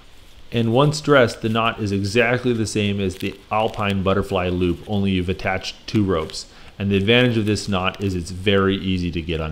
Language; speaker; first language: English; native; English